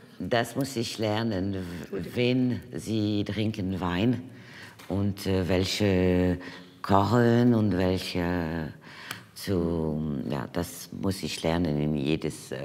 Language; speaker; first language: German; non-native, learner; French